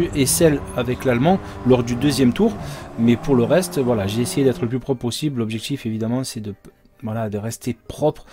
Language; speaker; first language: French; native; French